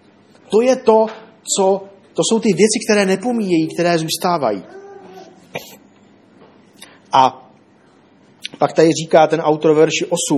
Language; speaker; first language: Czech; native; Czech